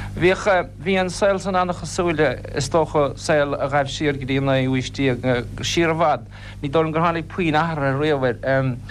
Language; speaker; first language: Irish; non-native, local second language; English